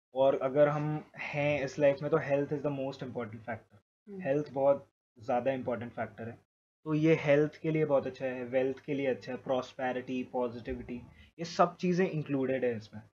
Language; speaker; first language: Hindi; native; Hindi